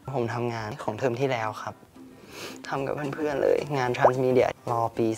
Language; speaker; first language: Thai; early bilingual, heritage; Thai